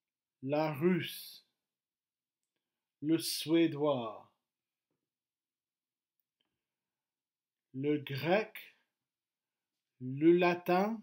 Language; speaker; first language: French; non-native, fluent; English